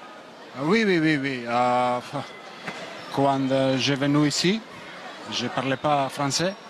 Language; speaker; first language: French; non-native, learner; Macedonian